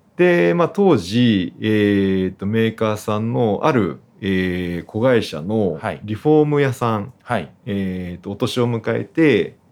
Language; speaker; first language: Japanese; native; Japanese